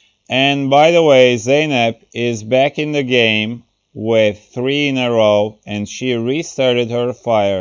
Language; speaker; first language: English; non-native, fluent; Turkish